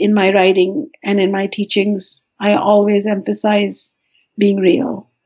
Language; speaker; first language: English; non-native, local second language; Hindi